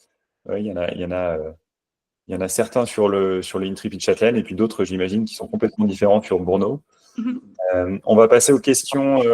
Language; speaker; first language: French; native; French